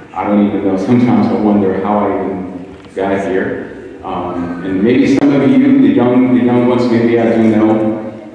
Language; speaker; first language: English; native; English